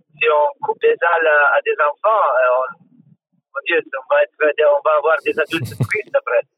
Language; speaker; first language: French; non-native, fluent; Italian